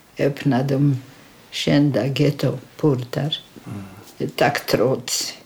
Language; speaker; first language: Swedish; non-native, fluent; Polish